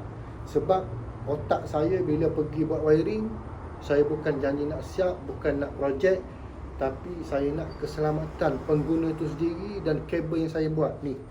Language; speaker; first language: Malay; native; Malay